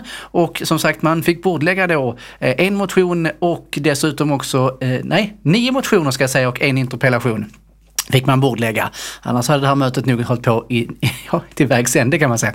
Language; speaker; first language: Swedish; native; Swedish